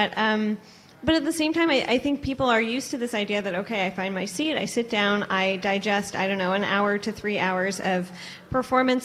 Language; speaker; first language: English; native; English